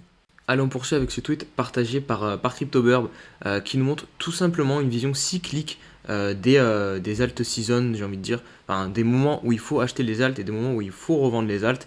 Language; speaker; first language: French; native; French